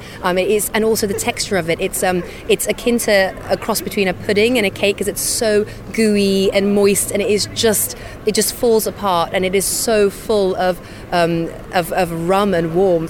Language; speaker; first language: English; native; English